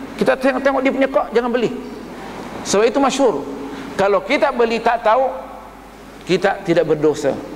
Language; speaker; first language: Malay; native; Malay